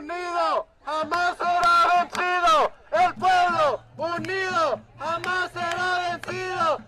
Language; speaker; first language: Spanish; early bilingual, heritage; Spanish